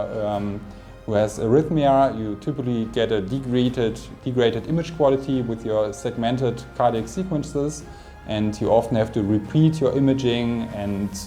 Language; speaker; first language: English; non-native, fluent; German